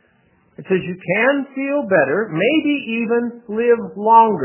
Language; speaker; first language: English; native; English